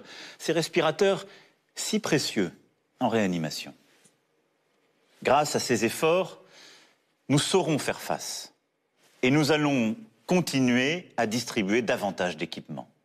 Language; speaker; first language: French; native; French